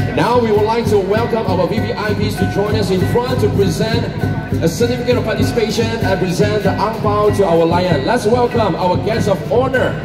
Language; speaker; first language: English; non-native, local second language; Chinese